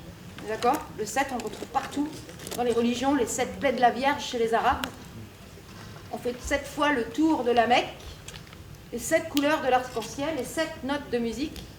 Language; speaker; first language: French; native; French